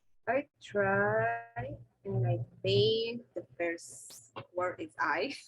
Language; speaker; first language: English; non-native, learner; Spanish